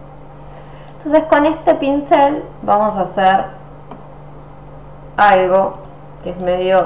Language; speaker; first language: Spanish; native; Spanish